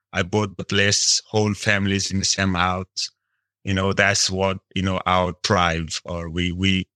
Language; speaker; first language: English; non-native, local second language; Nepali